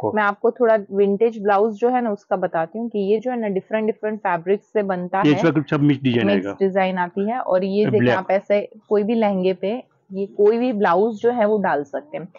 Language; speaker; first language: Hindi; non-native, local second language; Gujarati